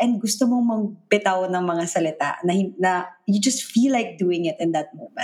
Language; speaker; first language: English; non-native, local second language; Filipino